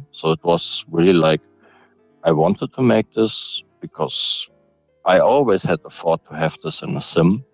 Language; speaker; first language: English; non-native, fluent; German